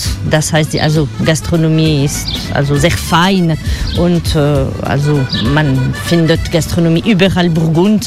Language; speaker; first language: German; non-native, fluent; French